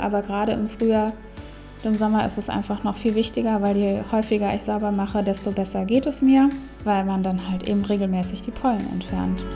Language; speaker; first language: German; native; German